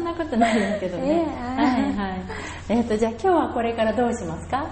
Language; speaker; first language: Japanese; native; Japanese